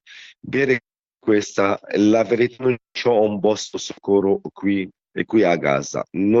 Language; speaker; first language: Italian; non-native, learner; Arabic